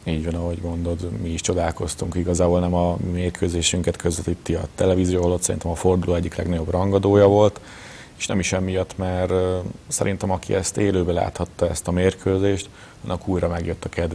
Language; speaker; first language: Hungarian; native; Hungarian